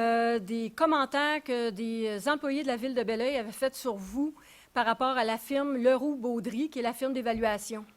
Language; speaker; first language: French; native; French